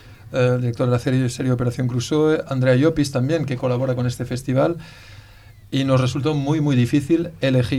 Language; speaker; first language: Spanish; native; Spanish